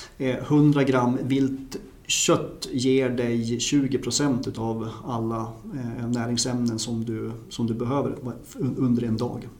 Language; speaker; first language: Swedish; native; Swedish